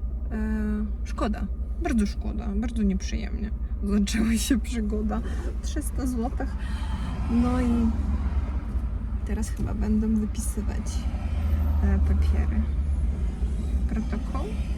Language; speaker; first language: Polish; non-native, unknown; Russian